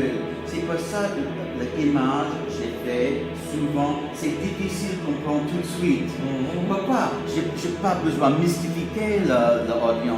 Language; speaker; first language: French; non-native, learner; English